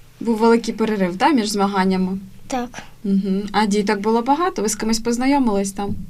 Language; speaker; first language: Ukrainian; native; Ukrainian